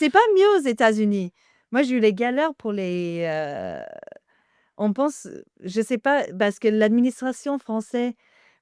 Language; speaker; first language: French; non-native, fluent; English